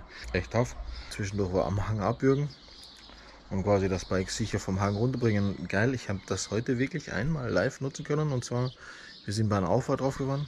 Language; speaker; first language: German; native; German